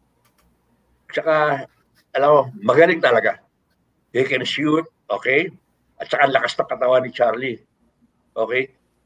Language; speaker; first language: English; non-native, local second language; Filipino